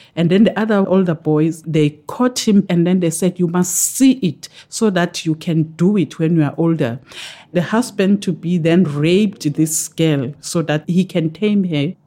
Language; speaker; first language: English; non-native, local second language; Zulu